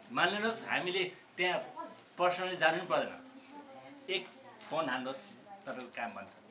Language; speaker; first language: Nepali; native; Nepali